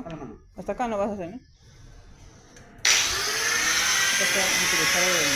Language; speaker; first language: Spanish; native; Spanish